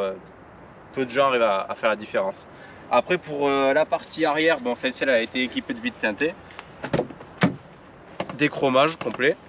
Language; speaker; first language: French; native; French